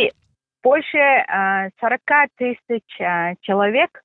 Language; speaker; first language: Russian; non-native, fluent; Mongolian